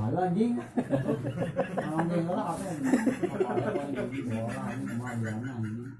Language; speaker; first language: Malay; non-native, local second language; Sundanese